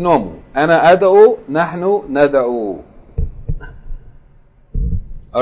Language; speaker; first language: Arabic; non-native, fluent; English